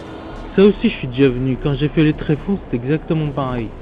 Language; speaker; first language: French; native; French